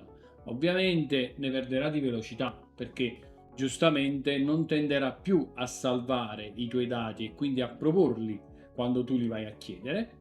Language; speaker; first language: Italian; native; Italian